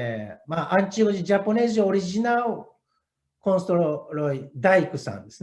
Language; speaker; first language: Portuguese; non-native, learner; Japanese